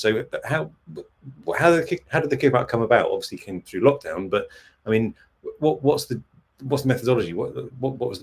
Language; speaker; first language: English; native; English